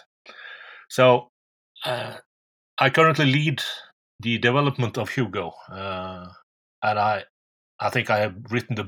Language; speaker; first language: English; non-native, fluent; Norwegian